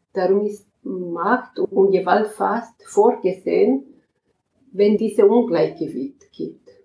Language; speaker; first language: German; non-native, fluent; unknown